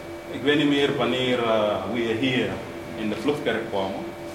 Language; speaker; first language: Dutch; non-native, fluent; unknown